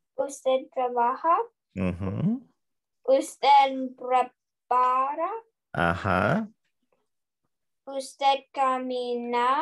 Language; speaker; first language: Spanish; non-native, learner; English